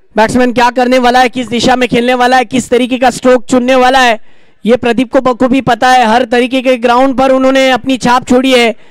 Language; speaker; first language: Hindi; non-native, local second language; Marathi